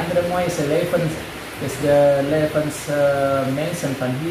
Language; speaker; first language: Dutch; non-native, learner; Indonesian